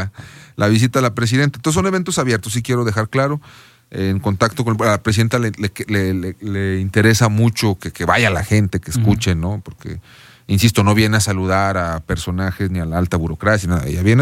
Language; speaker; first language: Spanish; native; Spanish